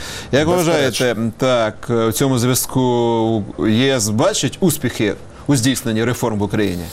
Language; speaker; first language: Ukrainian; native; Ukrainian